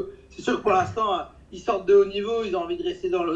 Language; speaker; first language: French; native; French